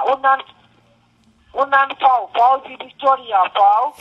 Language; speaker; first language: German; non-native, learner; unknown